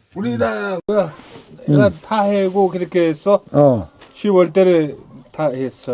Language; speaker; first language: Korean; non-native, learner; Mongolian